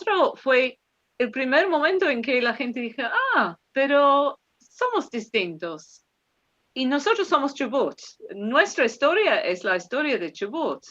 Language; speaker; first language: Spanish; non-native, fluent; English